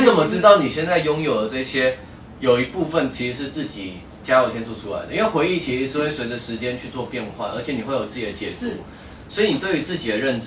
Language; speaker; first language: Chinese; native; Chinese